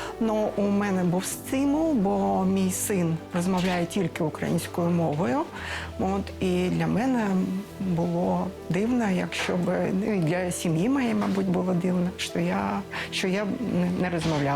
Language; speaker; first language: Ukrainian; non-native, local second language; Russian